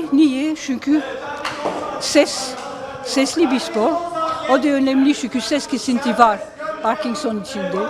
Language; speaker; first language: Turkish; early bilingual, heritage; Turkish